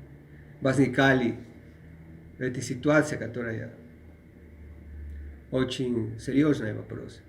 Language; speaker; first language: Russian; non-native, learner; Spanish